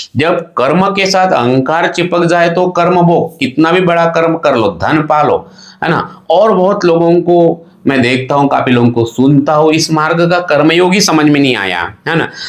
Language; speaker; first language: Hindi; non-native, local second language; Marathi